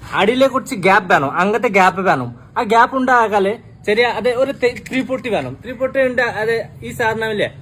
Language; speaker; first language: Malayalam; non-native, learner; Bangla